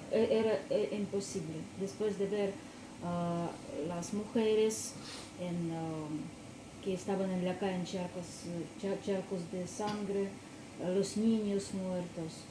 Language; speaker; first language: Spanish; non-native, learner; Russian